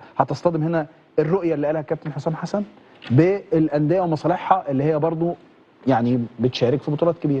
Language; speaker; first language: Arabic; native; Arabic